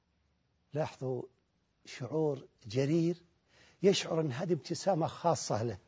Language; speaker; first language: Arabic; native; Arabic